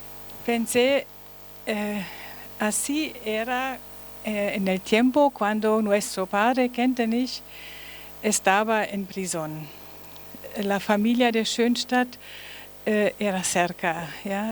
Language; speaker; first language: Spanish; non-native, learner; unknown